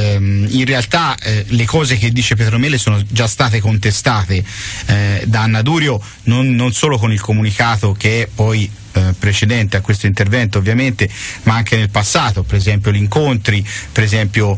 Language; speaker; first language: Italian; native; Italian